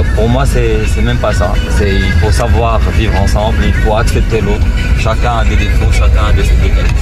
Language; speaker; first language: French; non-native, local second language; Arabic